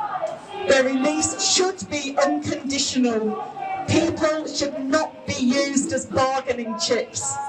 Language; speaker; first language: English; native; English